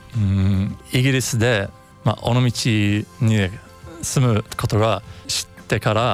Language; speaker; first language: Japanese; non-native, learner; English